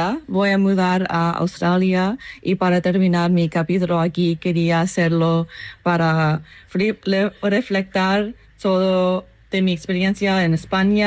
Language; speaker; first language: Spanish; non-native, learner; English